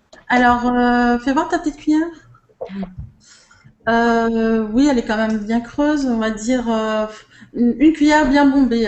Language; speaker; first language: French; native; French